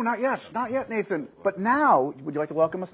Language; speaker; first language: English; native; English